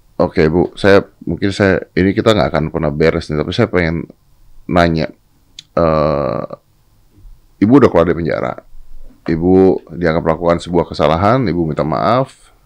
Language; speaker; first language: Indonesian; native; Indonesian